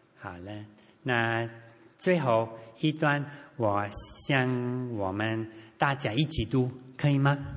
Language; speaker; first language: Chinese; non-native, fluent; German